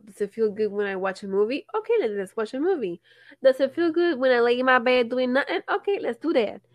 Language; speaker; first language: English; non-native, local second language; Spanish